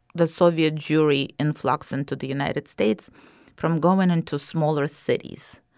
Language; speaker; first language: English; non-native, fluent; Russian